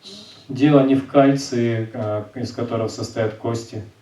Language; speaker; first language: Russian; native; Russian